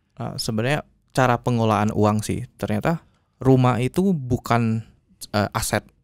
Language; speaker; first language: Indonesian; native; Indonesian